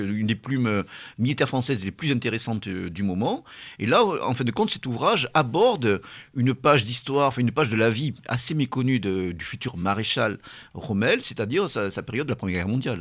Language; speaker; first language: French; native; French